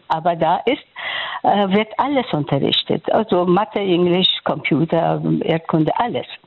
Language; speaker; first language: German; non-native, fluent; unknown